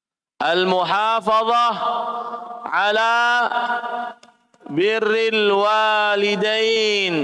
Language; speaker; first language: Arabic; non-native, fluent; Indonesian